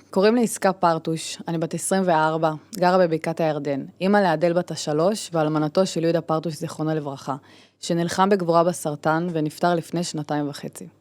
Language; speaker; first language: Hebrew; native; Hebrew